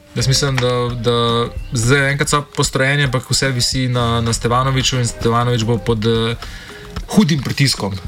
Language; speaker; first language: Slovenian; native; Slovenian